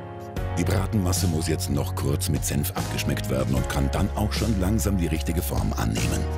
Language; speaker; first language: German; native; German